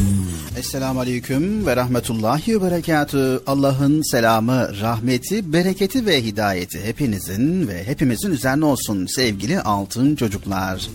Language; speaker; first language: Turkish; native; Turkish